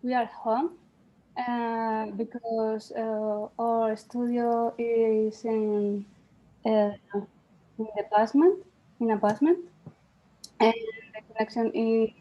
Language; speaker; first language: English; non-native, learner; Spanish